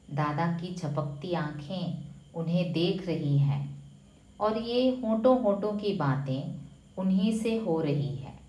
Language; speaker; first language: Hindi; non-native, local second language; Malayalam